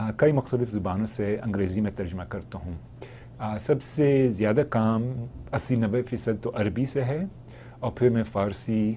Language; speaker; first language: Urdu; non-native, fluent; English